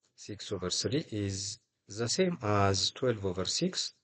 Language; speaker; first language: English; non-native, local second language; Amharic